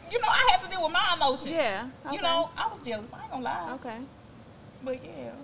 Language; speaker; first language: English; native; English